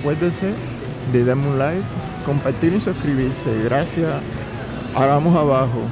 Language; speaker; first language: Spanish; early bilingual, heritage; Spanish